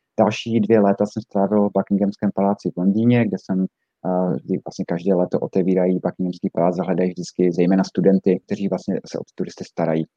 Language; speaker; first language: Czech; native; Czech